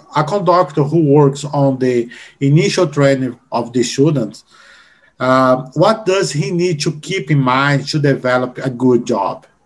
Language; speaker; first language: English; non-native, learner; Portuguese